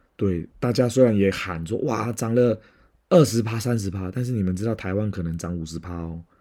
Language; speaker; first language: Chinese; native; Chinese